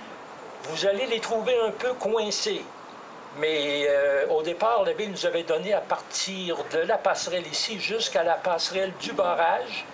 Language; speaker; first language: French; native; French